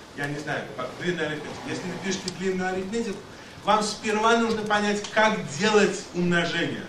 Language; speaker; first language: Russian; native; Russian